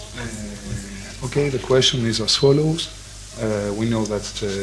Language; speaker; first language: English; non-native, fluent; Greek